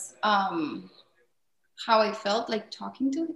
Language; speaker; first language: English; non-native, fluent; Spanish